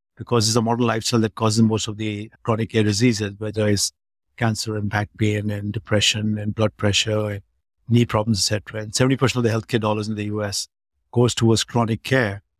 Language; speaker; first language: English; non-native, local second language; Hindi